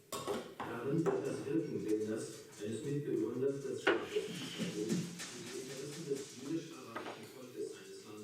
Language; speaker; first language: German; native; German